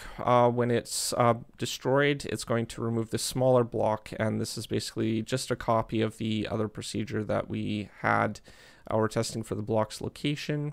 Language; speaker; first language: English; native; English